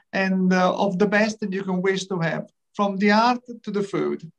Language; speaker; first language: English; early bilingual, other home language; Italian